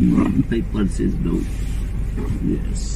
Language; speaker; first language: English; non-native, learner; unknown